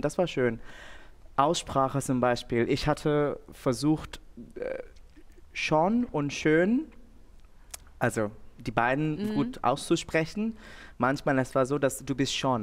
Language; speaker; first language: German; non-native, fluent; Bangla